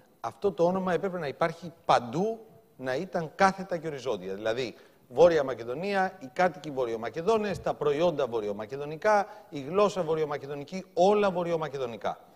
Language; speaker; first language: Greek; native; Greek